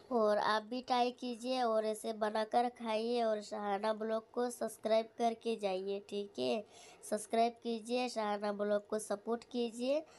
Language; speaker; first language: Hindi; native; Hindi